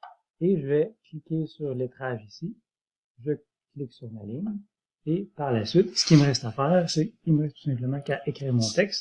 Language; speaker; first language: French; native; French